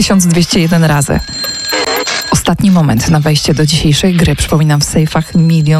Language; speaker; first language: Polish; native; Polish